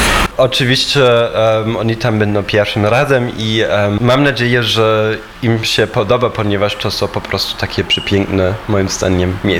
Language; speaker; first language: Polish; non-native, fluent; German